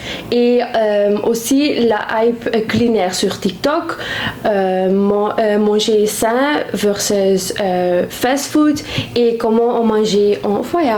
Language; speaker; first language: French; non-native, local second language; Turkish